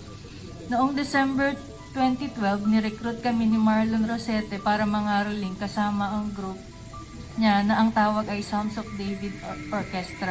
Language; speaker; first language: Filipino; native; Filipino